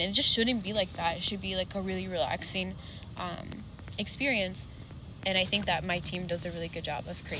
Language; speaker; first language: English; native; English